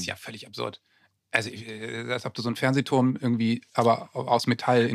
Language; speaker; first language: German; native; German